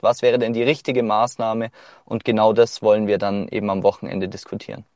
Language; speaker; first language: German; native; German